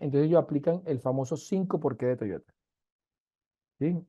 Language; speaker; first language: Spanish; native; Spanish